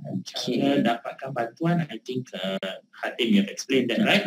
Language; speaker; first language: English; non-native, local second language; Malay